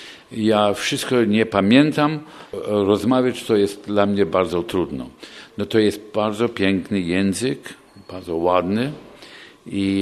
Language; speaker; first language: Polish; early bilingual, heritage; English